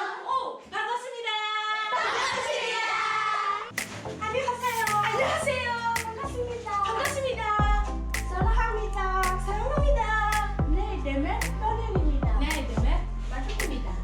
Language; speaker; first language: Korean; non-native, learner; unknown